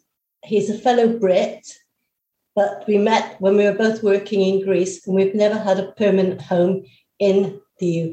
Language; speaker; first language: English; native; English